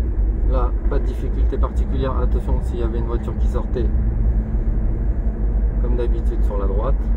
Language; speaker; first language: French; native; French